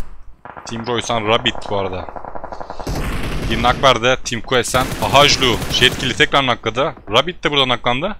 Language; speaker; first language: Turkish; native; Turkish